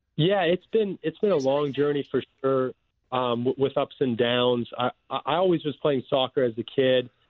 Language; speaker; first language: English; native; English